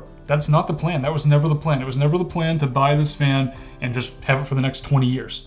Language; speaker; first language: English; native; English